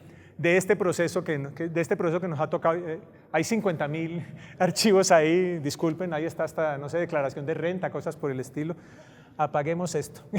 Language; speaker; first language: Spanish; native; Spanish